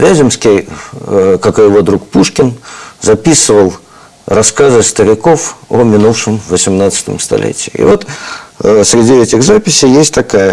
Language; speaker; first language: Russian; native; Russian